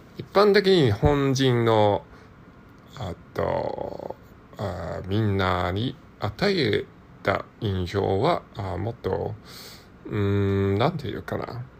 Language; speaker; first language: Japanese; non-native, learner; Cantonese